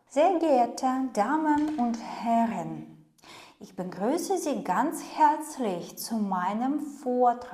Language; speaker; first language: German; non-native, fluent; Ukrainian